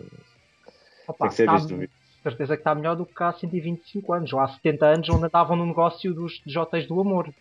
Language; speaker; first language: Portuguese; native; Portuguese